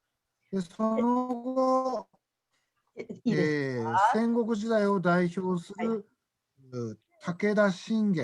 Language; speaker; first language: Japanese; native; Japanese